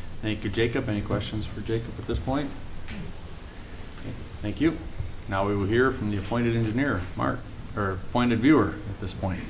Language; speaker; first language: English; native; English